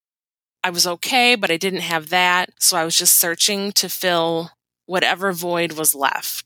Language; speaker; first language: English; native; English